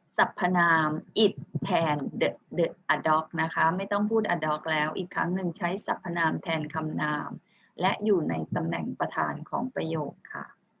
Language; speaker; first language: Thai; native; Thai